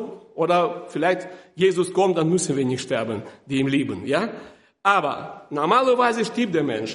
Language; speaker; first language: German; non-native, fluent; Russian